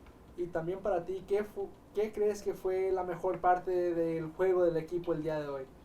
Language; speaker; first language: Spanish; native; Spanish